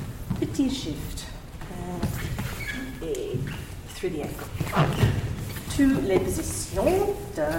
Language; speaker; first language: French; non-native, learner; English